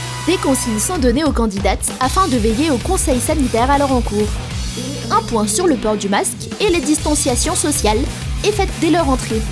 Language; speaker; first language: French; native; French